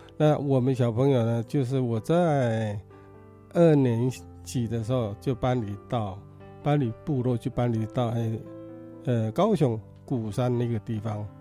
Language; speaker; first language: Chinese; native; Chinese